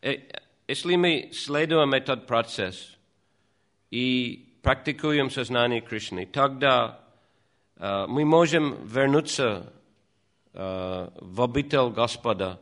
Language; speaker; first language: Russian; non-native, fluent; English